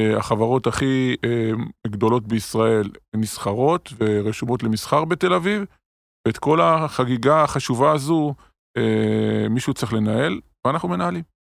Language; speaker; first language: Hebrew; native; Hebrew